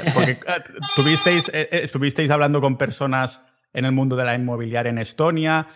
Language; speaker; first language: Spanish; native; Spanish